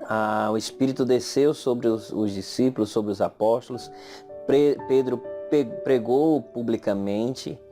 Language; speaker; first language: Portuguese; native; Portuguese